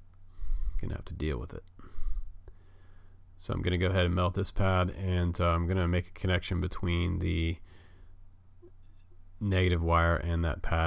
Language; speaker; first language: English; native; English